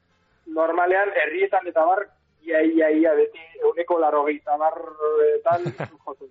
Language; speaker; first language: Basque; native; Basque